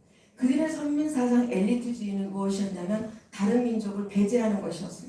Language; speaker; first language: Korean; native; Korean